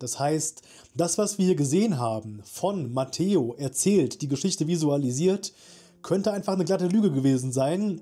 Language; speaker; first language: German; native; German